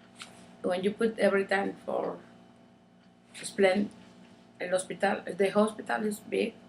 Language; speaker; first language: English; non-native, learner; Spanish